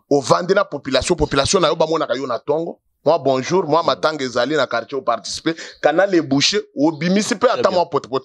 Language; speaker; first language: Lingala; native; Lingala